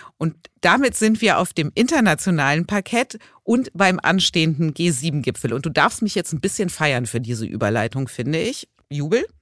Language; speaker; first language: German; native; German